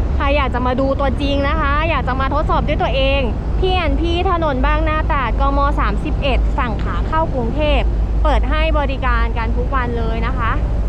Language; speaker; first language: Thai; native; Thai